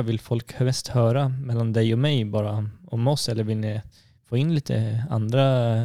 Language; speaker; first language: Swedish; native; Swedish